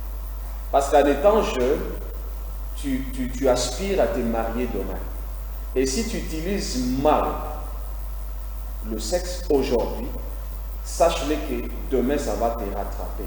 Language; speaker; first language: French; non-native, local second language; Lingala